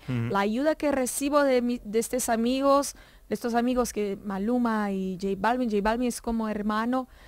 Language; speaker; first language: Spanish; non-native, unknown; Portuguese